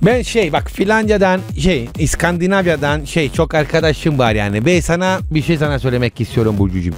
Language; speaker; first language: Turkish; non-native, learner; Italian